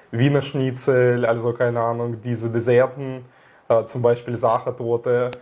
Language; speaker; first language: German; non-native, fluent; Russian